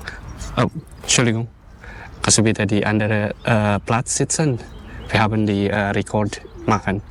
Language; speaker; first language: German; non-native, learner; Indonesian